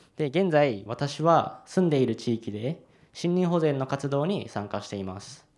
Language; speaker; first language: Japanese; native; Japanese